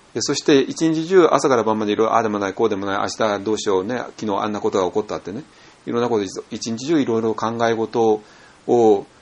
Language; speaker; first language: Japanese; native; Japanese